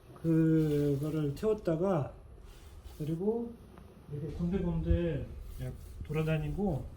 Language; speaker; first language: Korean; non-native, fluent; Russian